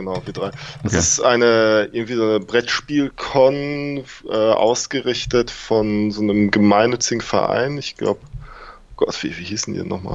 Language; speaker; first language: German; native; German